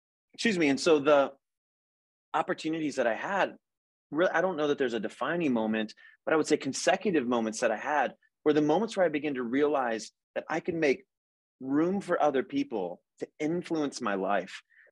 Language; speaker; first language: English; native; English